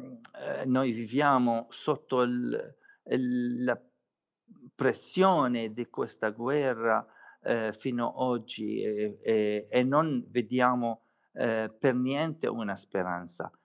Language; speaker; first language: Italian; non-native, fluent; Arabic